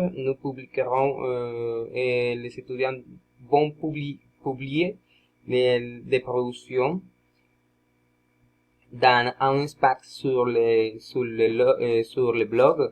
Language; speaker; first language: French; non-native, learner; Spanish